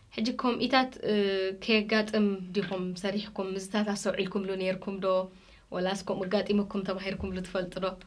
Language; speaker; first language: Tigrinya; native; Tigrinya